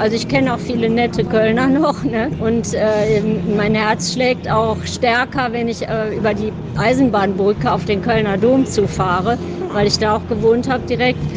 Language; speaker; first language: German; native; German